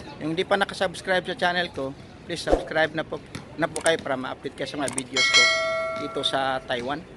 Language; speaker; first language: Filipino; native; Filipino